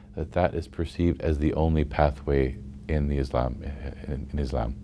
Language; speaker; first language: English; native; English